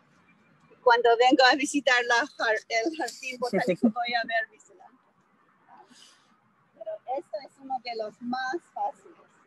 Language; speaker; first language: Spanish; non-native, fluent; English